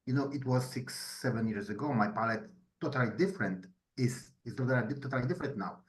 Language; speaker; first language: English; non-native, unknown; Polish